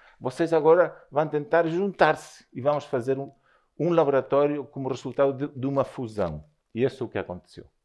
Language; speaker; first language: Portuguese; non-native, fluent; Spanish